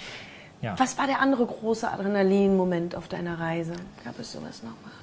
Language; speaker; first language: German; native; German